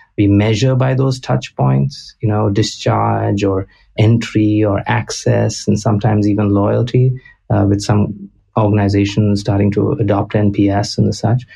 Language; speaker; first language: English; non-native, local second language; Konkani